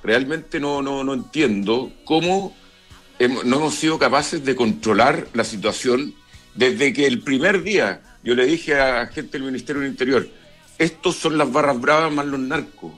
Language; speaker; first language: Spanish; native; Spanish